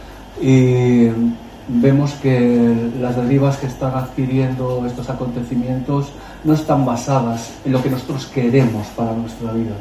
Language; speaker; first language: Spanish; native; Spanish